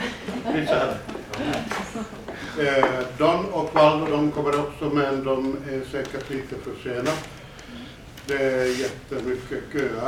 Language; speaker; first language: Swedish; non-native, fluent; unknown